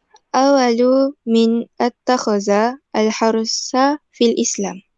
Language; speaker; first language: Arabic; non-native, learner; Malay